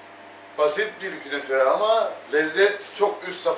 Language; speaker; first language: Turkish; native; Turkish